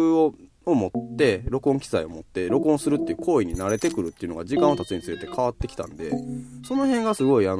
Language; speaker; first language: Japanese; native; Japanese